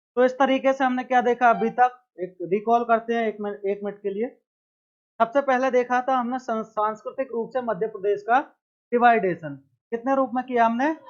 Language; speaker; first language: Hindi; native; Hindi